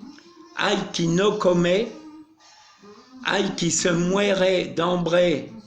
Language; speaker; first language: Spanish; non-native, learner; French